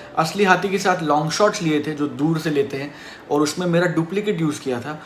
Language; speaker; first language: Hindi; non-native, local second language; Marathi